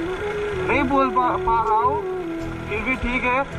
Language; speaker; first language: Hindi; non-native, learner; Nepali